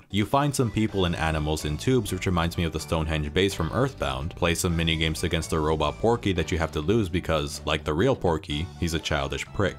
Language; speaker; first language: English; native; English